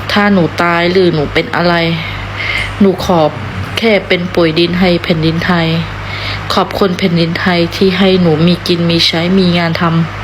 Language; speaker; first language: Thai; non-native, fluent; Khmer